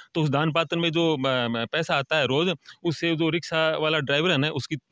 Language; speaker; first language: Hindi; native; Hindi